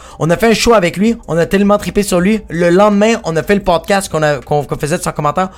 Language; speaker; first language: French; early bilingual, other home language; Spanish